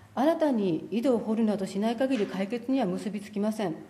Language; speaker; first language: Japanese; native; Japanese